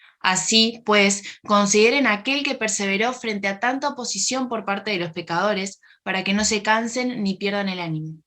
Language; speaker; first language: Spanish; native; Spanish